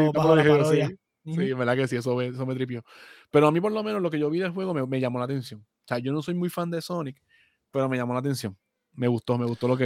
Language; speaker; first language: Spanish; native; Spanish